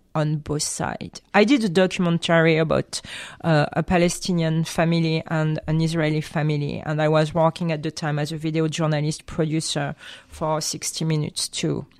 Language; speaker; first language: English; non-native, fluent; French